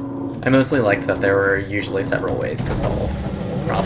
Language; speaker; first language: English; native; English